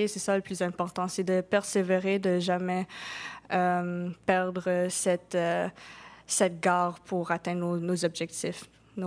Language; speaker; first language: French; non-native, local second language; English